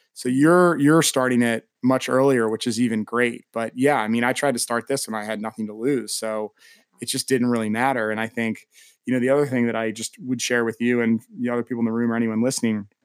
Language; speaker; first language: English; native; English